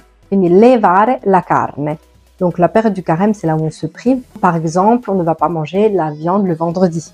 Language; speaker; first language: French; non-native, fluent; Italian